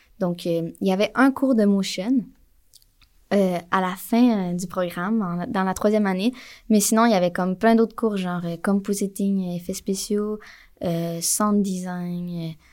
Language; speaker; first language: French; native; French